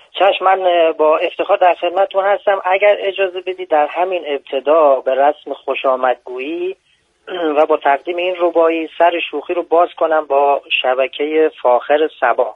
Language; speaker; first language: Persian; native; Persian